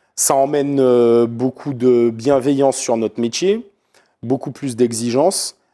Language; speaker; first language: French; native; French